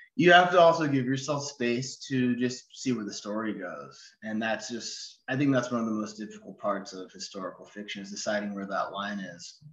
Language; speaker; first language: English; native; English